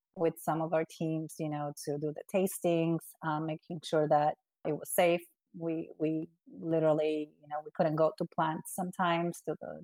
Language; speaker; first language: English; non-native, fluent; Spanish